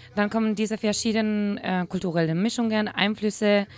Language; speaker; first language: German; non-native, fluent; Spanish